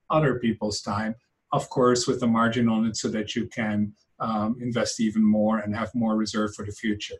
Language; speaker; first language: English; non-native, fluent; Dutch